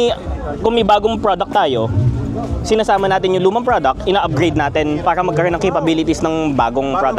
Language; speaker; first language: Filipino; native; Filipino